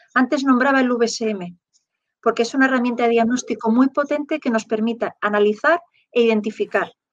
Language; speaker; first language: Spanish; native; Spanish